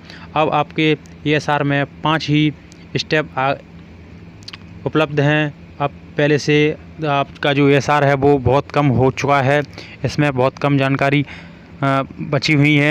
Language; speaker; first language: Hindi; native; Hindi